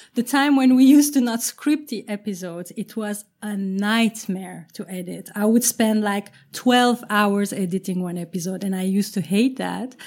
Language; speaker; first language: English; non-native, fluent; Turkish